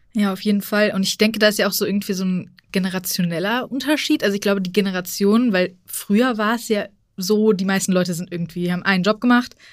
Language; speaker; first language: German; native; German